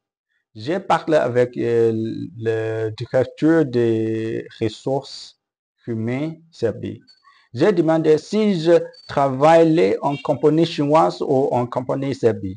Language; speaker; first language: French; non-native, learner; Chinese